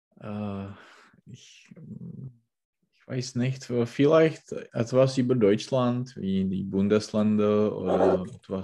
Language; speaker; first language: German; non-native, learner; Czech